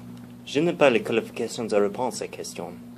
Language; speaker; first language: French; non-native, learner; English